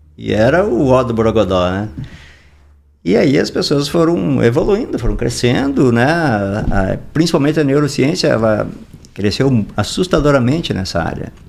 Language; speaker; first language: Portuguese; native; Portuguese